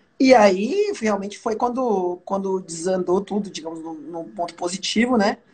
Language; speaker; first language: Portuguese; native; Portuguese